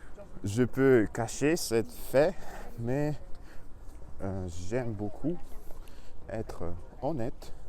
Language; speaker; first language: French; non-native, learner; Russian